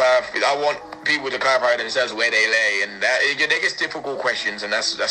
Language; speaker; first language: English; native; English